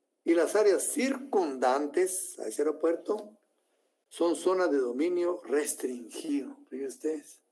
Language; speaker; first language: Spanish; native; Spanish